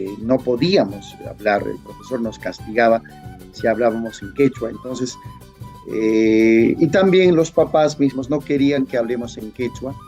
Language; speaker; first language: Spanish; non-native, local second language; Quechua